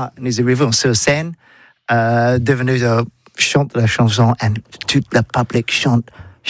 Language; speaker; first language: French; non-native, learner; English